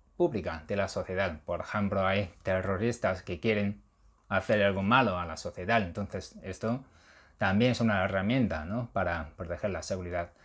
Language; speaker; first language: Spanish; non-native, fluent; Chinese